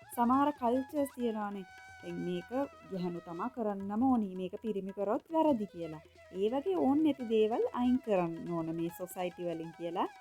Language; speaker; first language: Sinhala; non-native, local second language; Tamil